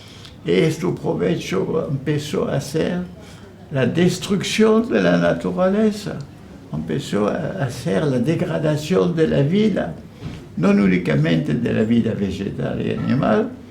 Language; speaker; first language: Spanish; non-native, fluent; French